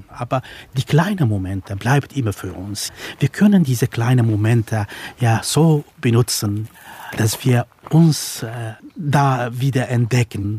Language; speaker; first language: German; non-native, fluent; Kurdish